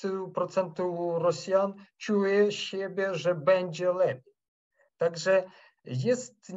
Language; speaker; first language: Polish; non-native, fluent; Ukrainian